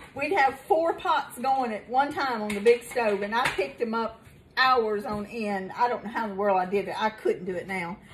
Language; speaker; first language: English; native; English